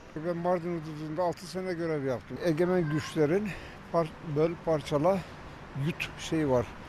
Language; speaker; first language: Turkish; native; Turkish